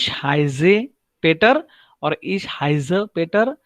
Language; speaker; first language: German; non-native, learner; Marathi